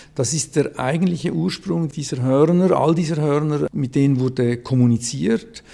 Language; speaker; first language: German; native; German